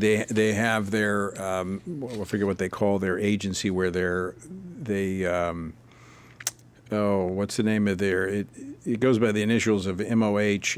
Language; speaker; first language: English; native; English